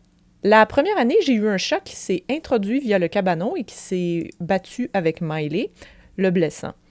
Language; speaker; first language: French; native; French